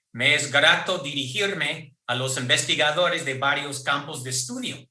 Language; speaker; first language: Spanish; non-native, fluent; English